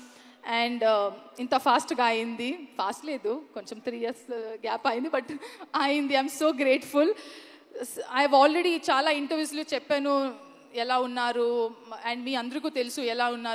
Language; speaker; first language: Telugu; non-native, learner; Kannada